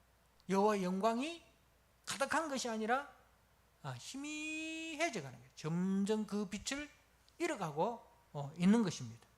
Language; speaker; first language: Korean; native; Korean